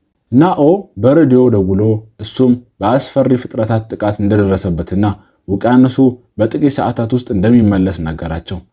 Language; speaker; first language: Amharic; native; Amharic